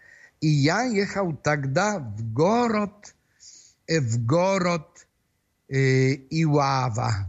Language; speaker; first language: Russian; non-native, fluent; Polish